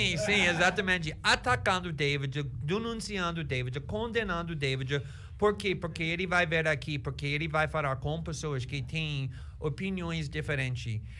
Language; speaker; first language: Portuguese; non-native, fluent; English